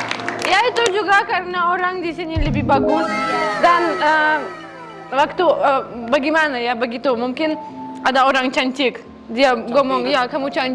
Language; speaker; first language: Indonesian; non-native, learner; Russian